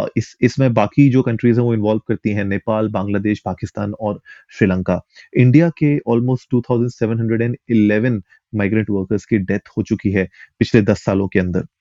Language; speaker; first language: Hindi; native; Hindi